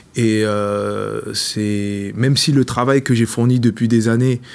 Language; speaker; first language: French; native; French